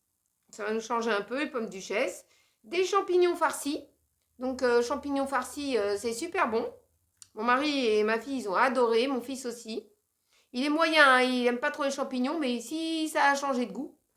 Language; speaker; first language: French; native; French